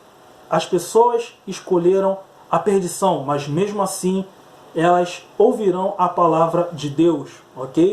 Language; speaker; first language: Portuguese; native; Portuguese